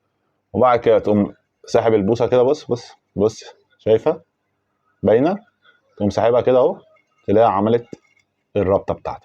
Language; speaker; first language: Arabic; native; Arabic